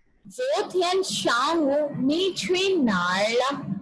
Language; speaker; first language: Chinese; non-native, fluent; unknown